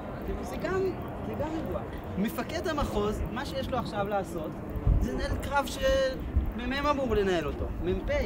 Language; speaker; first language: Hebrew; native; Hebrew